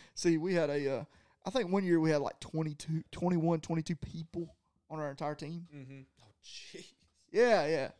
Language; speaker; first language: English; native; English